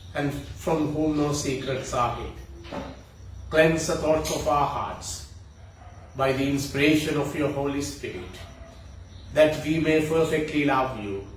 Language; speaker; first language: English; non-native, local second language; Tamil